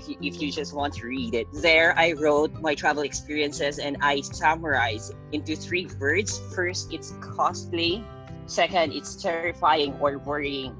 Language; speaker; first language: English; non-native, local second language; Filipino